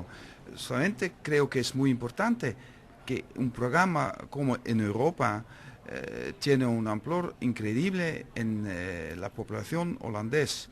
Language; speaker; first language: Spanish; non-native, fluent; Dutch